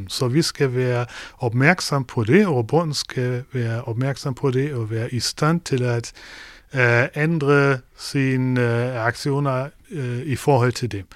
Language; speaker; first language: Danish; non-native, fluent; German